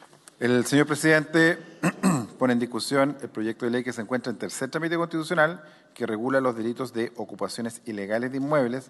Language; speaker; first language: Spanish; native; Spanish